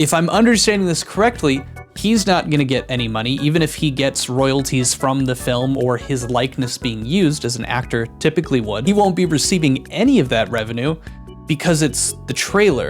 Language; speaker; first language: English; native; English